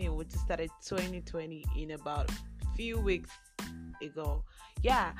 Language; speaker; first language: English; non-native, local second language; Yoruba